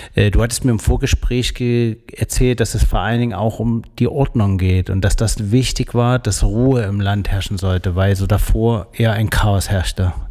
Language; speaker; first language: German; native; German